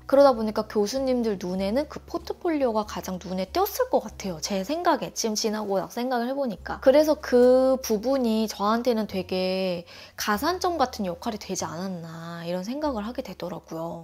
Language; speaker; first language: Korean; native; Korean